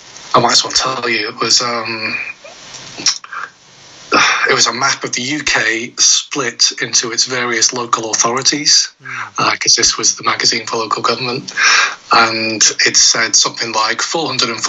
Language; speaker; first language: English; native; English